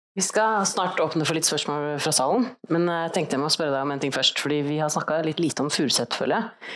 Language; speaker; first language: Norwegian; native; Norwegian